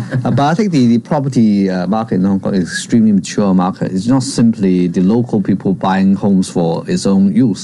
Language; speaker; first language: English; non-native, local second language; Cantonese